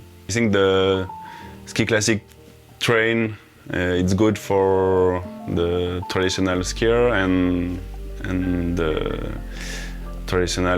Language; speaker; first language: English; non-native, learner; French